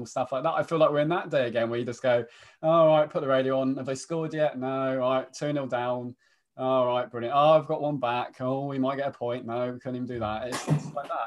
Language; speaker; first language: English; native; English